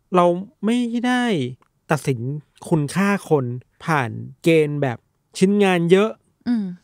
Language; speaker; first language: Thai; native; Thai